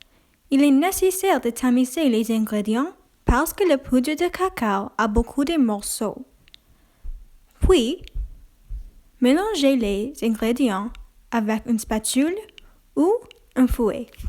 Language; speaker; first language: French; non-native, learner; English